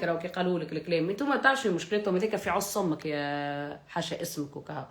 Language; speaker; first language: Arabic; native; Arabic